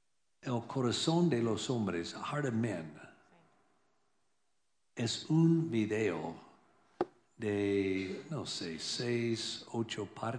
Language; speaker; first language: Spanish; non-native, learner; English